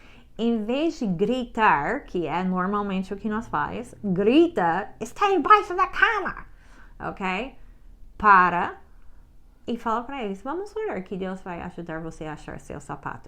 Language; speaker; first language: Portuguese; non-native, learner; English